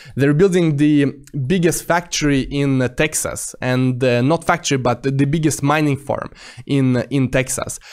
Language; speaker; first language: English; non-native, fluent; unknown